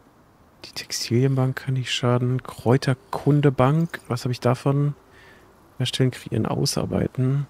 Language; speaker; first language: German; native; German